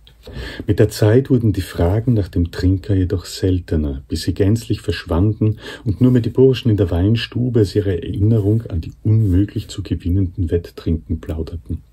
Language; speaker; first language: German; native; German